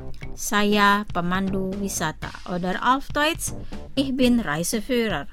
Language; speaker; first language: German; non-native, fluent; Indonesian